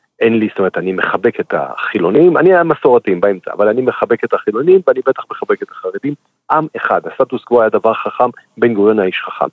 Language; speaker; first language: Hebrew; native; Hebrew